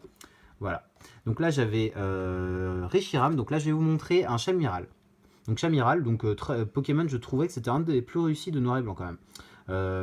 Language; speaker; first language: French; native; French